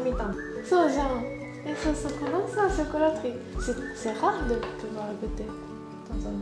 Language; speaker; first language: Japanese; native; Japanese